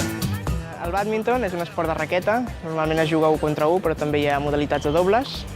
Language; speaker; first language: Catalan; native; Catalan